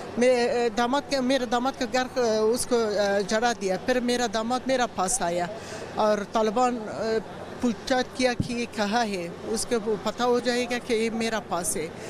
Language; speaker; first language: Hindi; non-native, learner; Persian